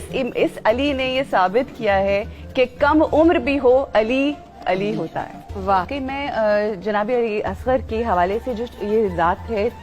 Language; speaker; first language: Urdu; native; Urdu